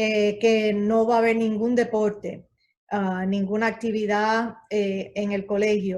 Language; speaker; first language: Spanish; early bilingual, heritage; Spanish